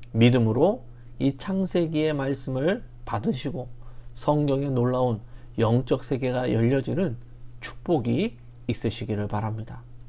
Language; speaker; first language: Korean; native; Korean